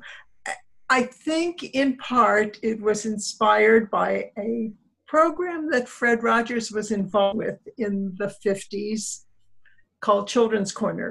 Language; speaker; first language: English; native; English